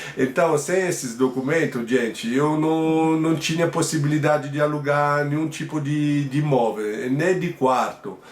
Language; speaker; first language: Portuguese; non-native, fluent; Italian